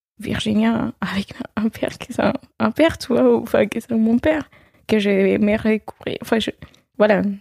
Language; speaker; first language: French; non-native, fluent; Spanish